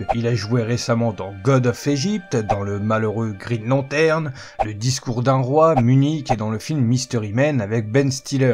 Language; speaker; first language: French; native; French